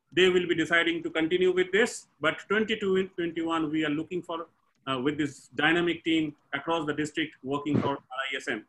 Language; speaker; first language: English; non-native, local second language; Bangla